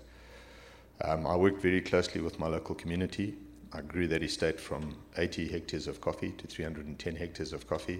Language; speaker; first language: English; native; English